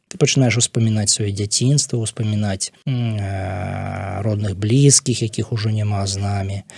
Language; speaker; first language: Belarusian; non-native, local second language; Russian